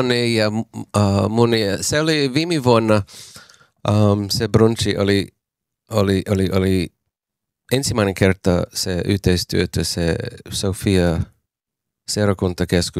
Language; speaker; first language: Finnish; non-native, learner; English